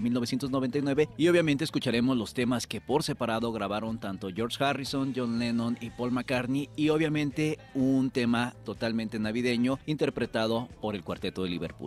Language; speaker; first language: Spanish; native; Spanish